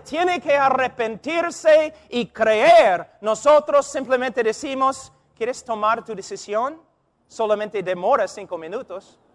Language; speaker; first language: Spanish; non-native, fluent; English